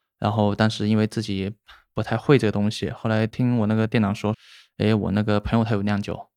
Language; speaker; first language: Chinese; native; Chinese